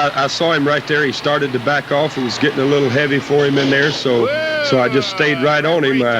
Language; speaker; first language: English; native; English